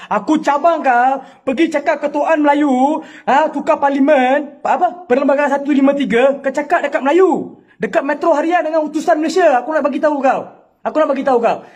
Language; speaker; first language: Malay; non-native, local second language; Tamil